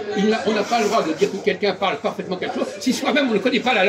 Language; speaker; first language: French; native; French